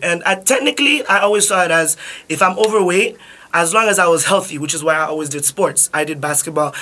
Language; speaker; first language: English; early bilingual, other home language; French